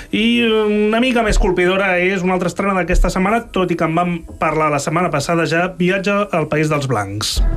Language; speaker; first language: Catalan; native; Catalan